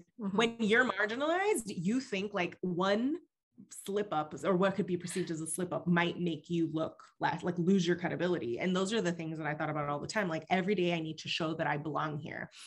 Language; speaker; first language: English; early bilingual, other home language; Spanish